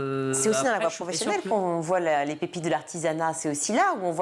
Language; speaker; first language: French; native; French